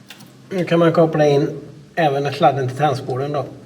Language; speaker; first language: Swedish; native; Swedish